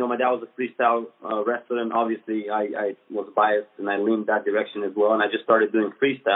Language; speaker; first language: English; non-native, fluent; Bulgarian